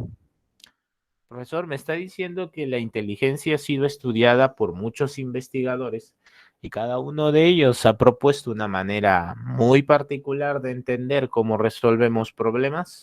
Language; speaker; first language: Spanish; native; Spanish